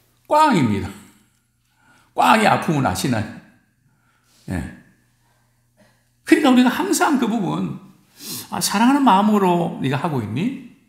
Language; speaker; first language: Korean; native; Korean